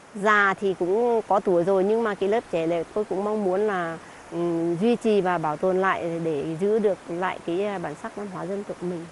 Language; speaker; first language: Vietnamese; non-native, local second language; Tày